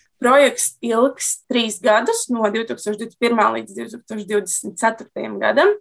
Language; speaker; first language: Latvian; native; Latvian